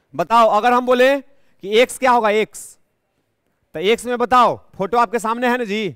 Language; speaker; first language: Hindi; native; Hindi